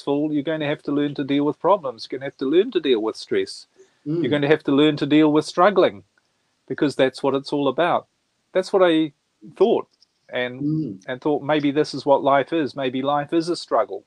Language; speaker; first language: English; native; English